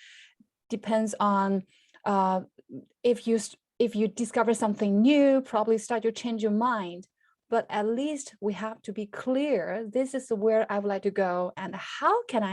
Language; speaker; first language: English; non-native, fluent; Chinese